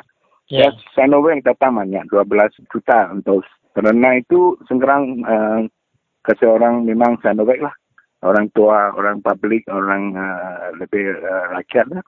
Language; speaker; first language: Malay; non-native, local second language; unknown